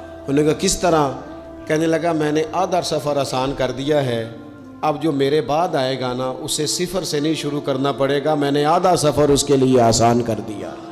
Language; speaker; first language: Urdu; native; Urdu